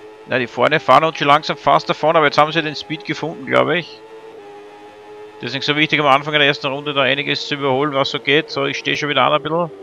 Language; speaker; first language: German; native; German